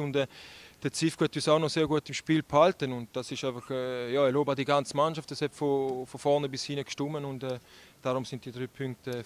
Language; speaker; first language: German; native; German